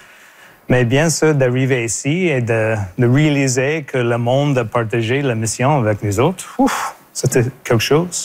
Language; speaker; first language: French; non-native, local second language; English